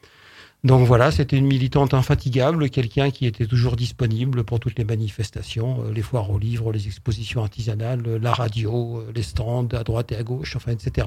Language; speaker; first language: French; native; French